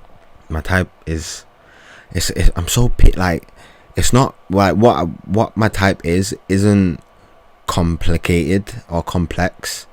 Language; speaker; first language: English; native; English